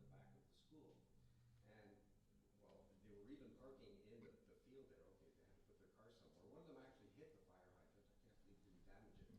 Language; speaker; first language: English; native; English